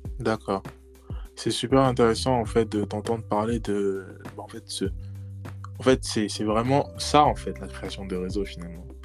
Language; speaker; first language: French; native; French